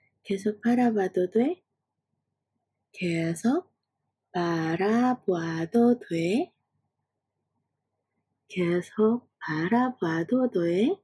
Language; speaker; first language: Korean; non-native, fluent; Indonesian